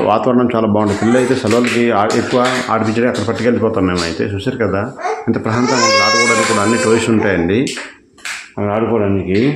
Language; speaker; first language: Telugu; non-native, local second language; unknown